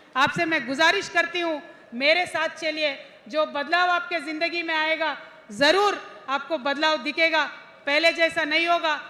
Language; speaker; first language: Hindi; non-native, local second language; Telugu